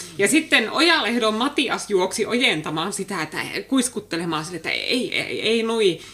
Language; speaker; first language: Finnish; native; Finnish